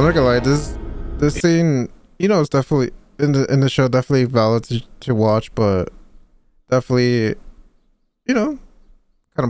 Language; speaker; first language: English; native; English